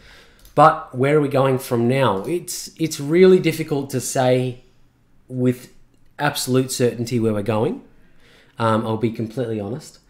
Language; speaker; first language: English; native; English